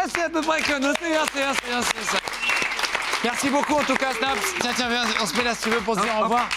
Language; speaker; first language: French; native; French